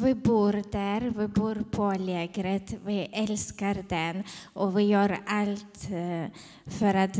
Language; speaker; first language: Swedish; non-native, fluent; Ukrainian